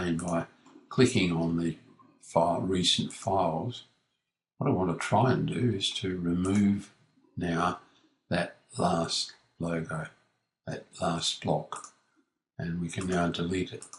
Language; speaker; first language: English; native; English